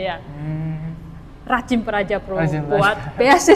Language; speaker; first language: Indonesian; non-native, fluent; Chinese